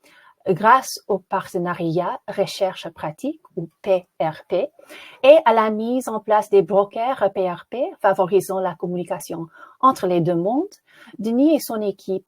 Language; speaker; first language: French; non-native, fluent; English